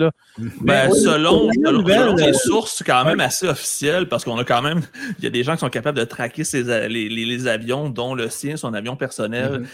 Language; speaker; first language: French; native; French